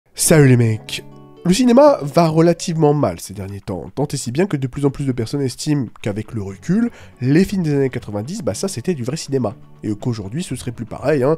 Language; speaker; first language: French; native; French